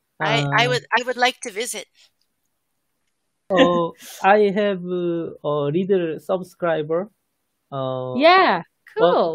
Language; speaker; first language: English; non-native, learner; Korean